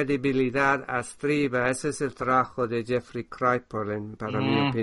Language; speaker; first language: Spanish; non-native, fluent; English